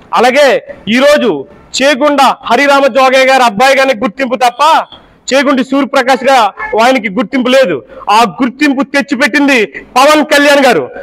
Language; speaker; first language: Telugu; native; Telugu